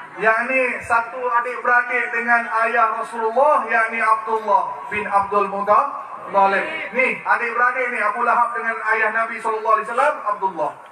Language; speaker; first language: Malay; early bilingual, other home language; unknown